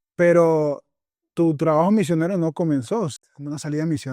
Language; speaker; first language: Spanish; native; Spanish